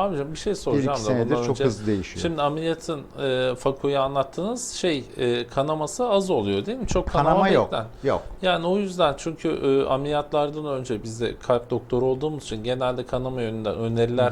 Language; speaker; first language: Turkish; native; Turkish